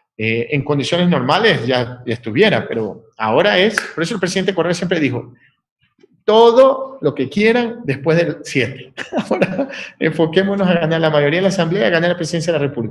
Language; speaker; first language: Spanish; native; Spanish